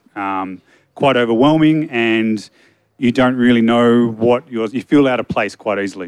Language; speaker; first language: English; native; English